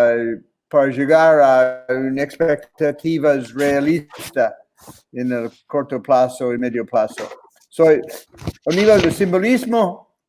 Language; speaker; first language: Spanish; non-native, fluent; English